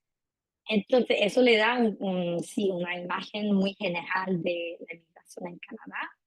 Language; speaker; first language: Spanish; non-native, fluent; French